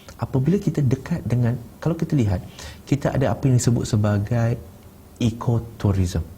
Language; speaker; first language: Malay; non-native, local second language; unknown